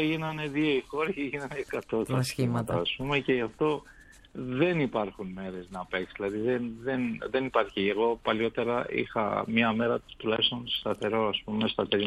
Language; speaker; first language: Greek; non-native, fluent; Armenian